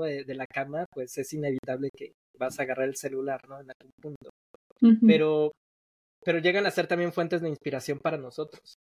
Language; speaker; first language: Spanish; native; Spanish